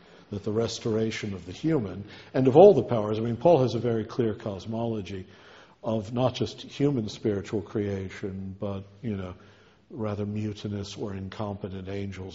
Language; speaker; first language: English; native; English